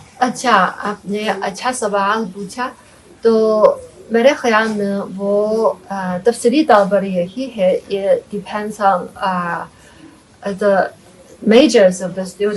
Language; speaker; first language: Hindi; non-native, fluent; Chinese